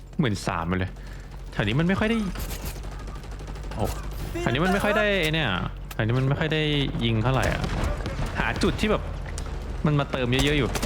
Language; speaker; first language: Thai; native; Thai